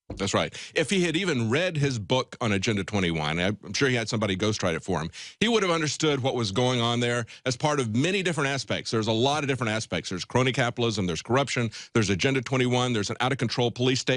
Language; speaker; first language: English; native; English